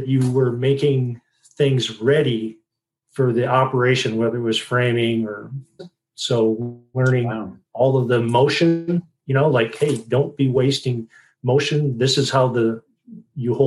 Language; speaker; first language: English; native; English